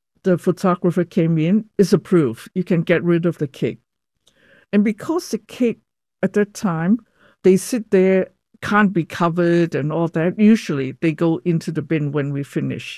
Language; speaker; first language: English; non-native, fluent; Cantonese